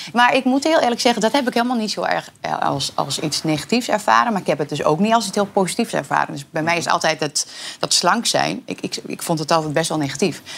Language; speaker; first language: Dutch; native; Dutch